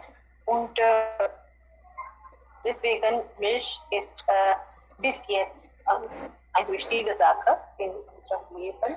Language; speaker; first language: German; non-native, learner; Hindi